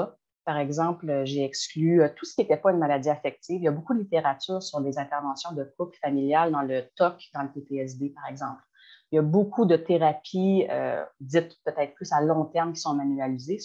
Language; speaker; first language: French; native; French